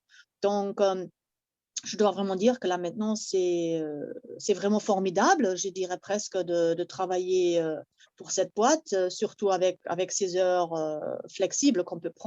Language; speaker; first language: French; non-native, fluent; German